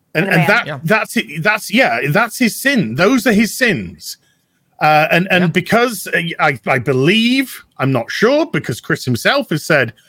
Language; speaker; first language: English; native; English